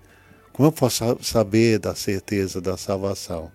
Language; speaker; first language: Portuguese; early bilingual, other home language; English